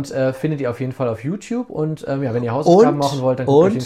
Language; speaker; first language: German; native; German